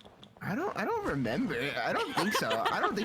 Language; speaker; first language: English; native; English